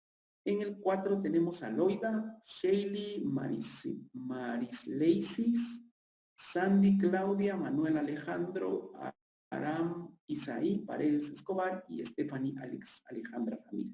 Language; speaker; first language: Spanish; native; Spanish